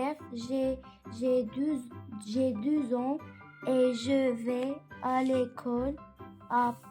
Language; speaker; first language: French; non-native, learner; Arabic